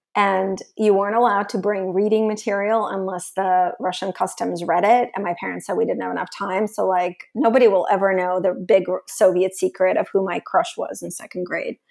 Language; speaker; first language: English; early bilingual, other home language; Russian